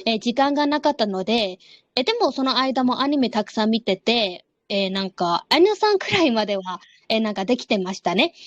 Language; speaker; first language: Japanese; non-native, fluent; Burmese